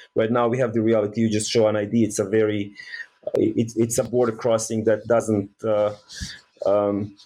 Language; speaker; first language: English; early bilingual, other home language; Bosnian